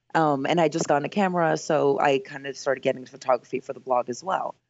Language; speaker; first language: English; early bilingual, other home language; Greek